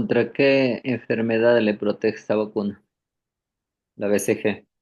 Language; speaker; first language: Spanish; native; Spanish